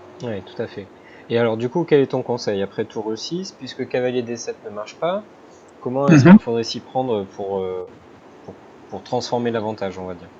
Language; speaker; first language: French; native; French